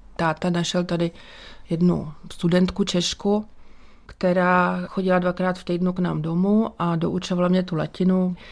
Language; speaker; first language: Czech; native; Czech